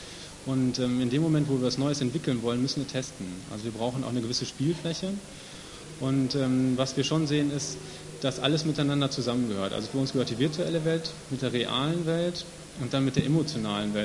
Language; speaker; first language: German; native; German